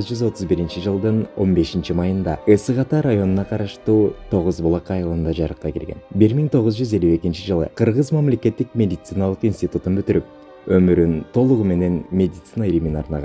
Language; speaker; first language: Kyrgyz; native; Kyrgyz